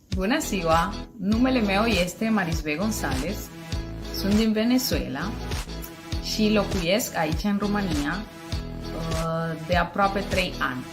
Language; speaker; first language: Romanian; non-native, fluent; Spanish